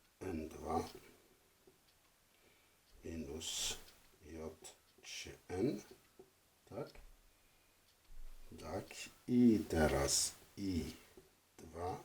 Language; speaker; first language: Polish; non-native, fluent; French